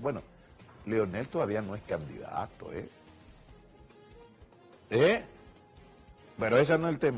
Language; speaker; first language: Spanish; native; Spanish